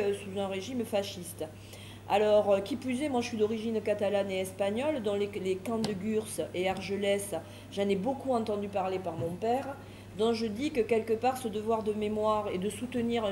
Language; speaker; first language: French; native; French